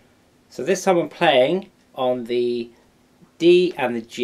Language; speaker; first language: English; native; English